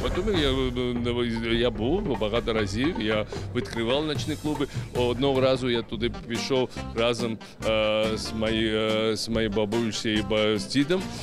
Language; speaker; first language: Ukrainian; non-native, learner; Georgian